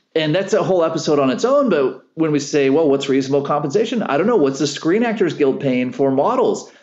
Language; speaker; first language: English; native; English